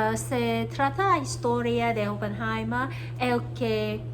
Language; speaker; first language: Spanish; non-native, learner; Cantonese